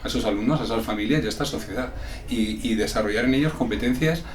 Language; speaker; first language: Spanish; native; Spanish